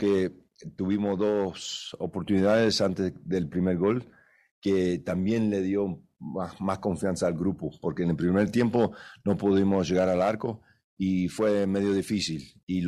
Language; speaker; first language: Spanish; early bilingual, heritage; Spanish